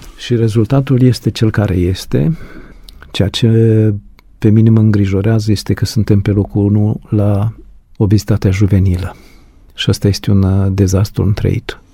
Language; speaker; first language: Romanian; native; Romanian